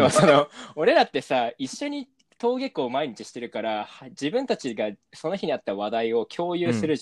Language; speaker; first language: Japanese; native; Japanese